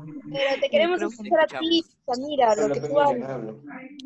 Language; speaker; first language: Spanish; native; Spanish